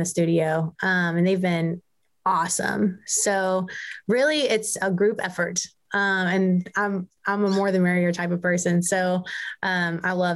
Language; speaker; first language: English; native; English